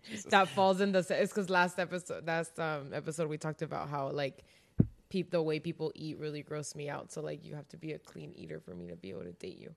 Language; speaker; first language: English; early bilingual, other home language; Spanish